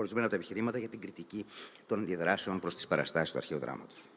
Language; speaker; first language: Greek; native; Greek